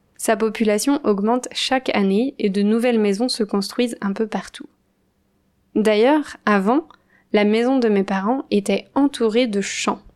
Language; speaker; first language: French; native; French